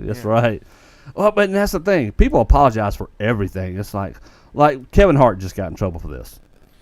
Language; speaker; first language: English; native; English